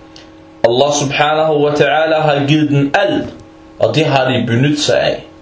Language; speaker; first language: Danish; early bilingual, other home language; Arabic